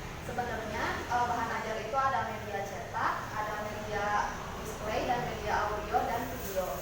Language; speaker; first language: Indonesian; native; Indonesian